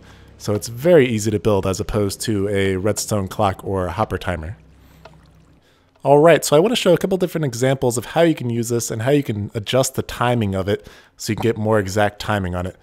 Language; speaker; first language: English; native; English